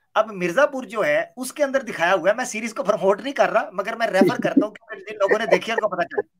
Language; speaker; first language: Urdu; native; Urdu